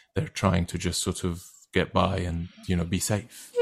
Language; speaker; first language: English; non-native, fluent; Turkish